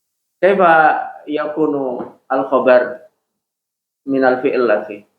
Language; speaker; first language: Arabic; non-native, fluent; Indonesian